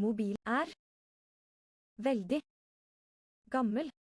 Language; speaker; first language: Norwegian; non-native, learner; English